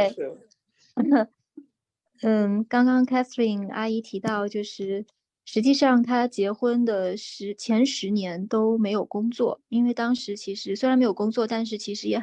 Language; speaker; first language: Chinese; native; Chinese